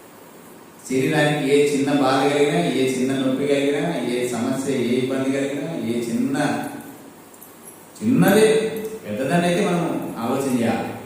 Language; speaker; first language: Telugu; native; Telugu